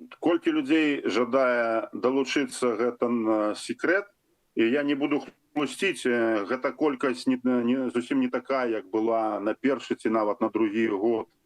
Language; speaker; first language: Belarusian; non-native, local second language; Russian